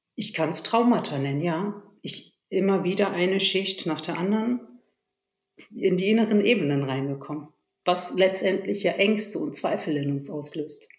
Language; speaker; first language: German; early bilingual, other home language; Turkish